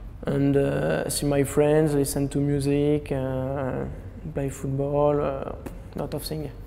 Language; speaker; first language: English; non-native, learner; French